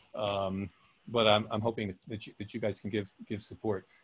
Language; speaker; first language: English; native; English